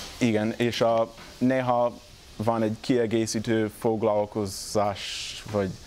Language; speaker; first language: Hungarian; non-native, fluent; English